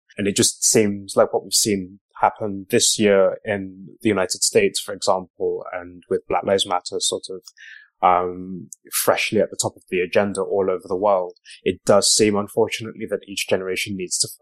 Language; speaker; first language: English; native; English